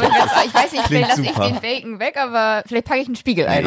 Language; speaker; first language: German; native; German